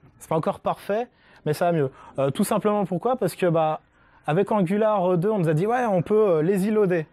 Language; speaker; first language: French; native; French